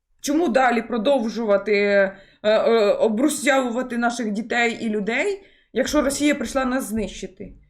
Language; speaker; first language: Ukrainian; native; Ukrainian